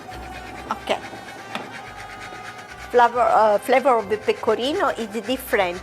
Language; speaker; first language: English; non-native, fluent; Italian